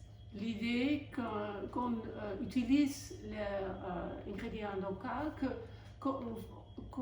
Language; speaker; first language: French; non-native, fluent; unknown